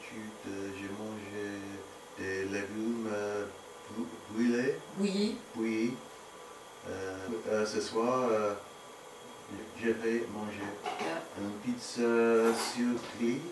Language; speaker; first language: French; non-native, learner; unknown